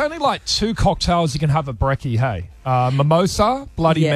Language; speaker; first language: English; native; English